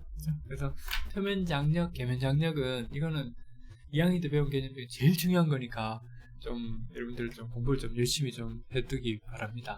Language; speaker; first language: Korean; native; Korean